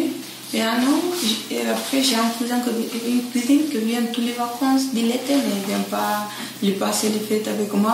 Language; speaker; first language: French; non-native, learner; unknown